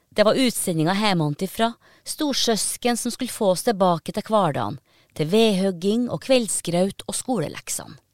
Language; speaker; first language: Norwegian; native; Norwegian